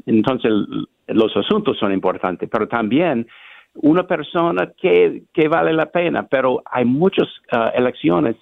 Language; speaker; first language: Spanish; non-native, fluent; English